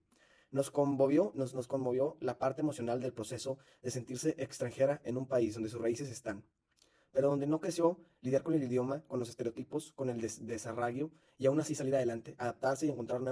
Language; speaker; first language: Spanish; native; Spanish